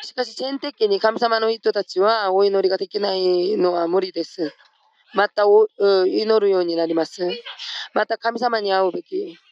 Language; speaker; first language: Japanese; non-native, fluent; Korean